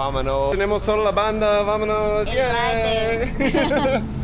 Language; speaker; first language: Spanish; non-native, fluent; English